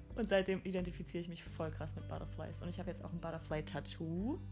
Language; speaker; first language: German; native; German